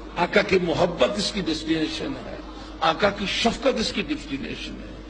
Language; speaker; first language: Urdu; non-native, local second language; Punjabi